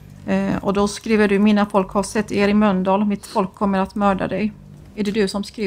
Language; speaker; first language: Swedish; native; Swedish